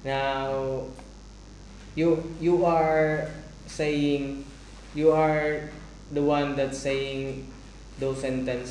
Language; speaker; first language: English; non-native, fluent; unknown